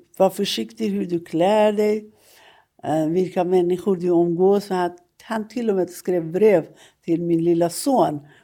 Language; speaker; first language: Swedish; non-native, fluent; Persian